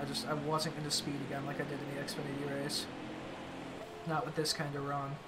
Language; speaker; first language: English; native; English